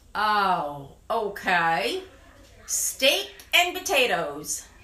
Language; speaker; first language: English; native; English